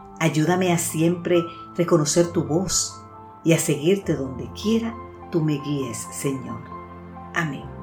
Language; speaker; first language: Spanish; native; Spanish